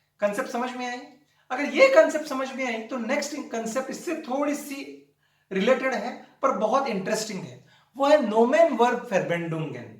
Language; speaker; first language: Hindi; non-native, local second language; Marathi